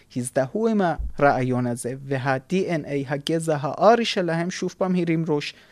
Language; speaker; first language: Hebrew; non-native, fluent; Persian